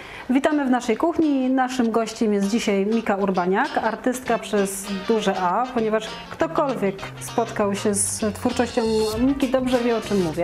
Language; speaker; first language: Polish; native; Polish